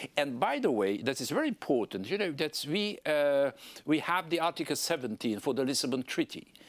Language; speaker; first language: English; non-native, fluent; Hungarian